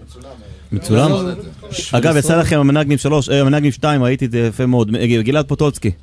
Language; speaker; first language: Hebrew; native; Hebrew